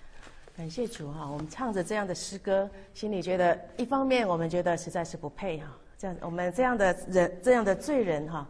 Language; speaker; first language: Chinese; native; Chinese